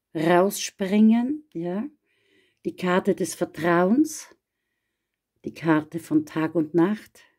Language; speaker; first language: German; native; German